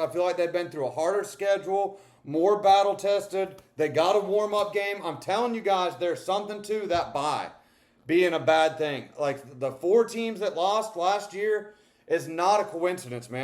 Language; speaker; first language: English; native; English